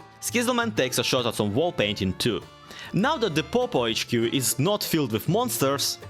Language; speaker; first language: English; native; English